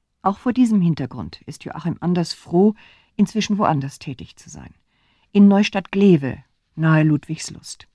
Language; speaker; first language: German; native; German